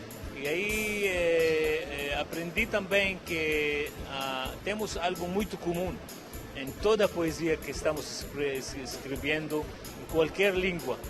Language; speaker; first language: Portuguese; non-native, fluent; Arabic